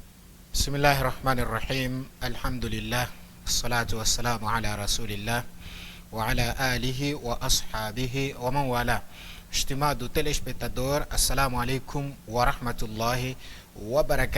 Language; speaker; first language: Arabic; non-native, fluent; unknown